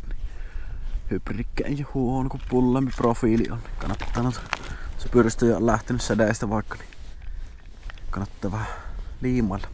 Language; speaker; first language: Finnish; native; Finnish